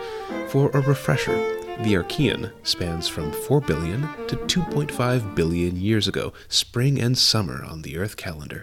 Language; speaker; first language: English; native; English